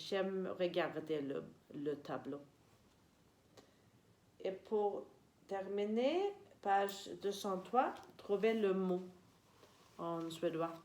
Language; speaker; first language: French; non-native, learner; Swedish